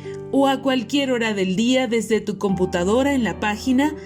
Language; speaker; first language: Spanish; native; Spanish